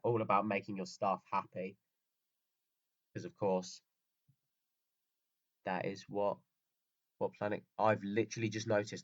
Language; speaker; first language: English; native; English